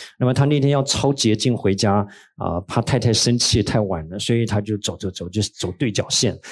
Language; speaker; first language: Chinese; native; Chinese